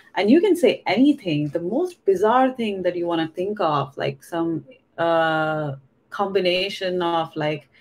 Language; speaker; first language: English; non-native, local second language; Hindi